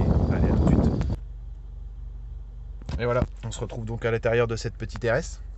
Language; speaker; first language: French; native; French